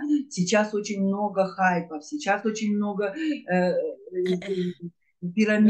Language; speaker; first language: Russian; native; Russian